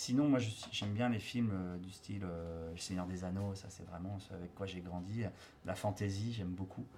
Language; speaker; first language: French; native; French